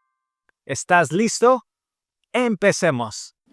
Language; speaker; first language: Spanish; non-native, fluent; English